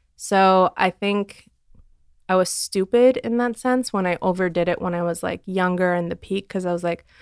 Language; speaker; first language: English; non-native, fluent; Armenian